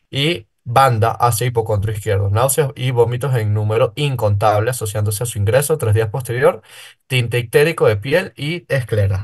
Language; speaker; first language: Spanish; native; Spanish